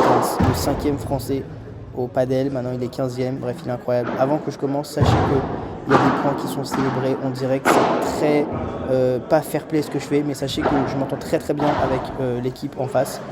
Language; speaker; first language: French; native; French